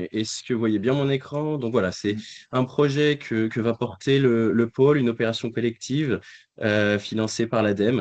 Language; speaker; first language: French; native; French